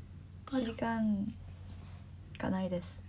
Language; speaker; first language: Japanese; non-native, learner; Korean